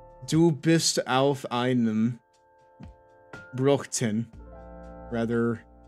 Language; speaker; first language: German; non-native, learner; English